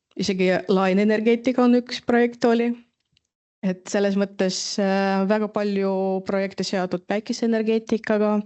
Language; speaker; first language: Estonian; non-native, local second language; Russian